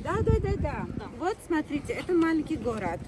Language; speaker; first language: Russian; non-native, local second language; Kazakh